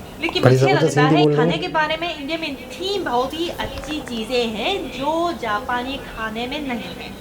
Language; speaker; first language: Hindi; non-native, fluent; Japanese